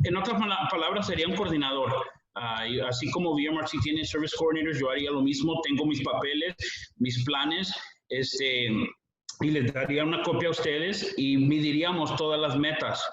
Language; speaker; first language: Spanish; early bilingual, heritage; Spanish